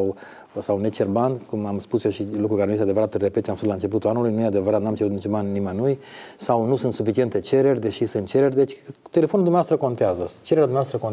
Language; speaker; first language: Romanian; native; Romanian